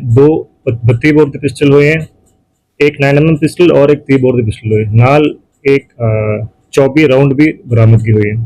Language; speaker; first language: Hindi; non-native, local second language; Punjabi